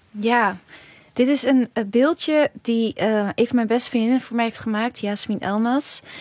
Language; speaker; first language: Dutch; early bilingual, other home language; Kurdish